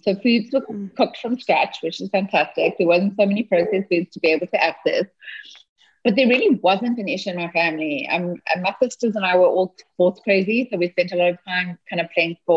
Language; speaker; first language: English; native; English